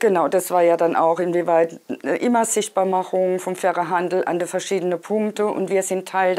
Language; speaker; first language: German; native; German